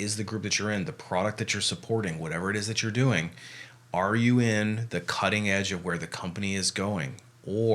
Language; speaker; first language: English; native; English